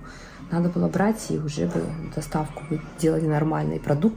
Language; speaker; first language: Russian; native; Russian